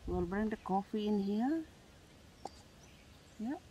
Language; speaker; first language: English; non-native, learner; Filipino